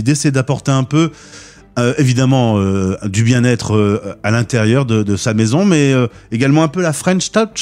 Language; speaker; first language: French; native; French